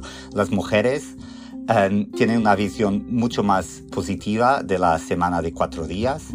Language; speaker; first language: Spanish; non-native, fluent; Portuguese